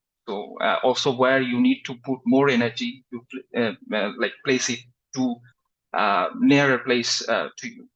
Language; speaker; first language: English; non-native, fluent; Bangla